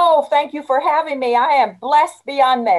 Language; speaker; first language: English; native; English